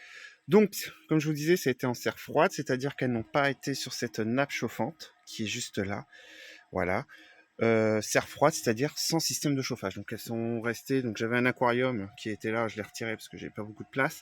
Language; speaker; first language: French; native; French